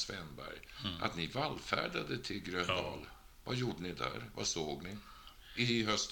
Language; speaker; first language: Swedish; native; Swedish